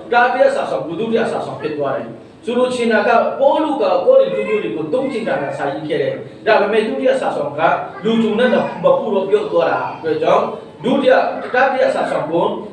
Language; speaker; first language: Burmese; non-native, local second language; Hakha Chin